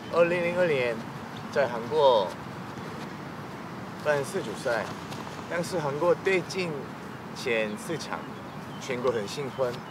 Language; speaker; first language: Chinese; non-native, learner; Korean